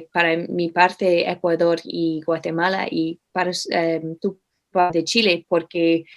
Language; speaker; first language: Spanish; non-native, fluent; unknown